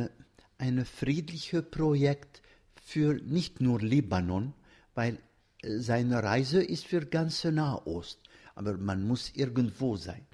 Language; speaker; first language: German; non-native, fluent; Arabic